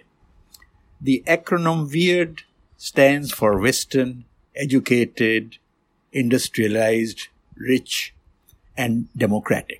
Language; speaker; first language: English; non-native, local second language; Hindi